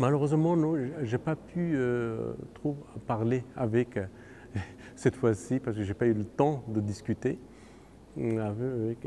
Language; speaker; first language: French; non-native, fluent; Persian